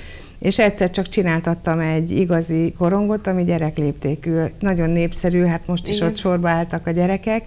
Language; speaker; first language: Hungarian; native; Hungarian